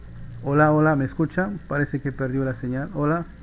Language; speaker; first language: Spanish; native; Spanish